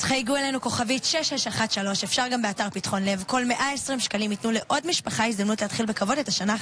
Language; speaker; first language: Hebrew; native; Hebrew